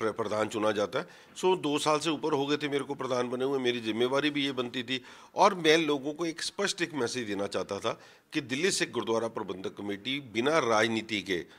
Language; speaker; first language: Hindi; non-native, local second language; Punjabi